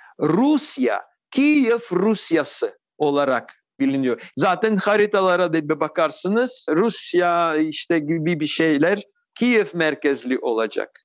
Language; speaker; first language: Turkish; non-native, fluent; Russian